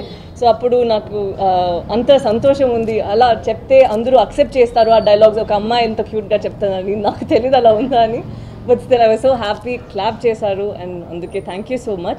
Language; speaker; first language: Telugu; non-native, learner; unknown